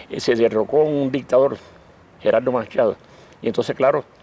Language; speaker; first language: Spanish; native; Spanish